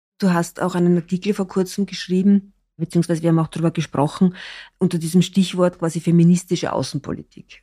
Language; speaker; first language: German; native; German